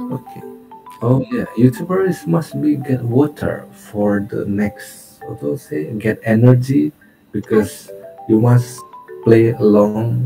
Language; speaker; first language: English; non-native, learner; Indonesian